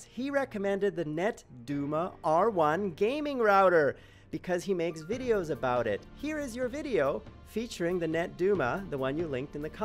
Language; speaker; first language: English; native; English